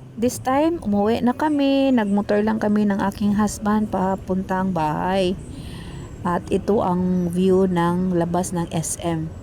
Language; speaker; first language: Filipino; non-native, local second language; Cebuano